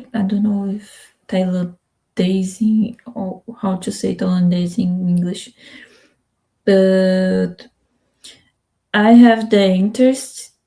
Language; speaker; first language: English; non-native, learner; Spanish